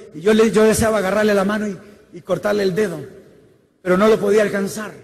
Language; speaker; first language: Spanish; native; Spanish